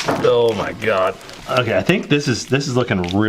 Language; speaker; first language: English; native; English